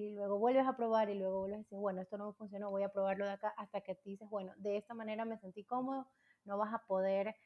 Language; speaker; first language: Spanish; native; Spanish